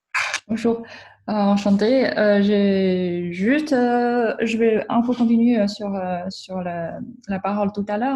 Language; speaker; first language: French; non-native, fluent; Chinese